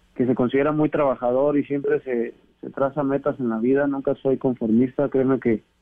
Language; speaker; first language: Spanish; native; Spanish